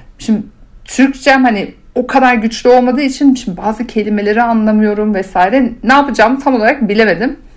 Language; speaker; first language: Turkish; early bilingual, heritage; Turkish